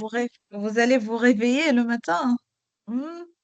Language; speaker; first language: French; non-native, local second language; Arabic